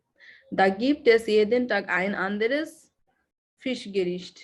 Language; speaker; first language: German; non-native, learner; Bangla